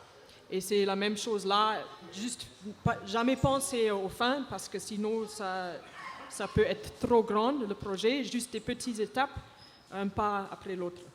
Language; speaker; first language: French; non-native, fluent; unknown